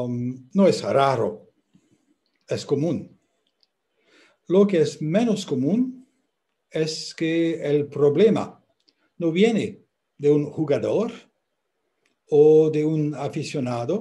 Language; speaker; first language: Spanish; non-native, fluent; French